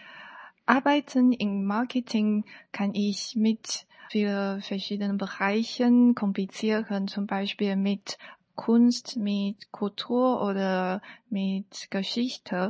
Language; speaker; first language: German; non-native, learner; Chinese